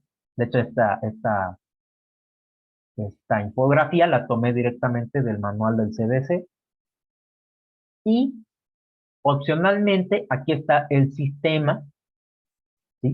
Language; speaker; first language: Spanish; native; Spanish